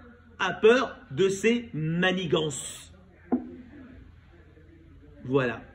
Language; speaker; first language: French; native; French